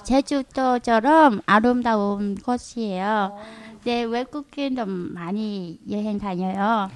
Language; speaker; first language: Korean; non-native, learner; Vietnamese